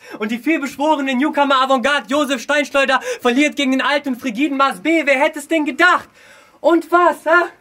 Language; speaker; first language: German; early bilingual, other home language; Russian